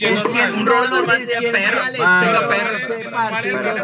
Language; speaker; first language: Spanish; native; Spanish